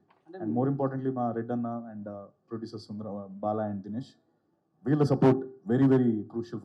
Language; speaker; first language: Telugu; native; Telugu